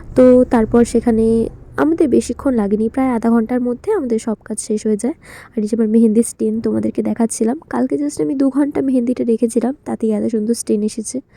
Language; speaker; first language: Bangla; native; Bangla